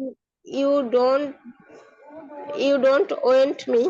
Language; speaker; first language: English; non-native, learner; Bangla